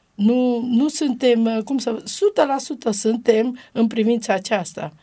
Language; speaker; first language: Romanian; non-native, local second language; Romany